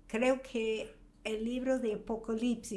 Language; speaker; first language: Spanish; non-native, fluent; English